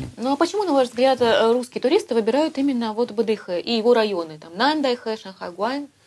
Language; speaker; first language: Russian; native; Russian